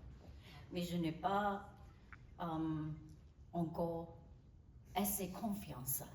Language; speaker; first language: French; non-native, learner; Burmese